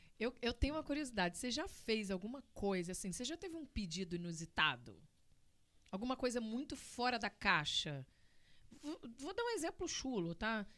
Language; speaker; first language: Portuguese; native; Portuguese